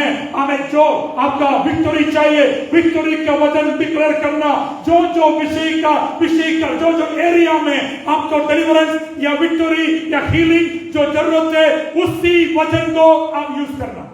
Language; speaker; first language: Hindi; non-native, local second language; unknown